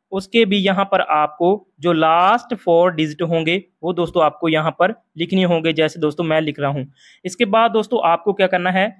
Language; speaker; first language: Hindi; non-native, local second language; Punjabi